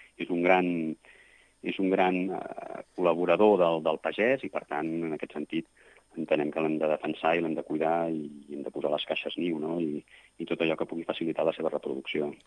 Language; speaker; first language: Catalan; native; Catalan